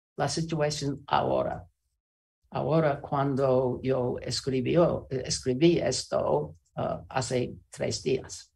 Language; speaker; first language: Spanish; non-native, learner; English